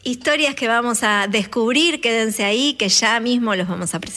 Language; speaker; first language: Spanish; native; Spanish